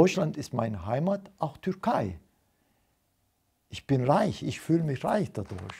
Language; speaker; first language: German; non-native, fluent; Turkish